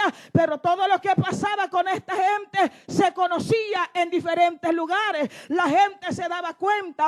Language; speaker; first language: Spanish; native; Spanish